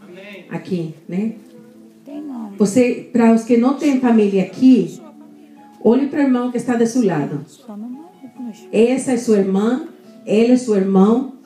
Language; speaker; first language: Portuguese; non-native, fluent; Spanish